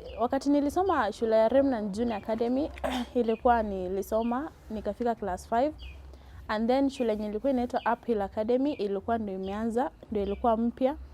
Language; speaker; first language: Swahili; non-native, local second language; Gusii